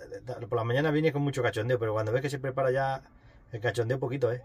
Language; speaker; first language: Spanish; native; Spanish